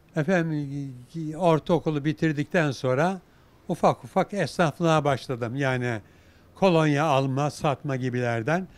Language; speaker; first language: Turkish; native; Turkish